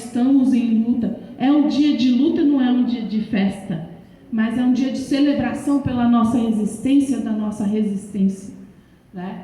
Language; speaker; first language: Portuguese; native; Portuguese